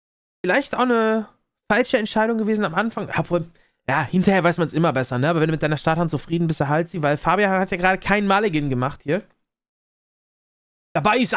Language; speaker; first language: German; native; German